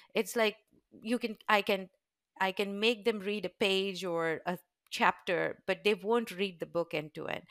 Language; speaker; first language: English; non-native, local second language; Hindi